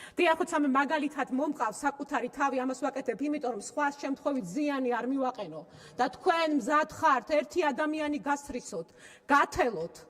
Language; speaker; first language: Georgian; native; Georgian